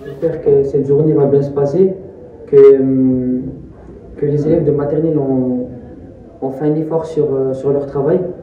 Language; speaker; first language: French; native; French